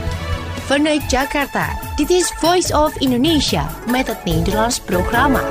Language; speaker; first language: Dutch; non-native, fluent; Indonesian